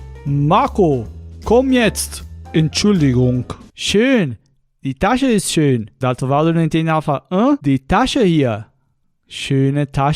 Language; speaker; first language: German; non-native, fluent; Portuguese